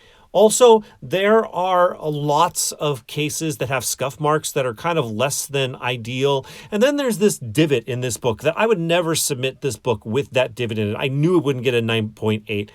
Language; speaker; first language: English; native; English